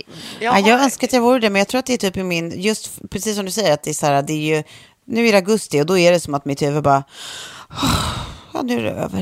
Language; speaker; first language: Swedish; native; Swedish